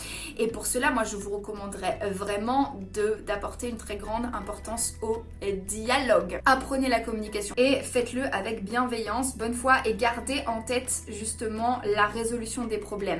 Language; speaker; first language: French; native; French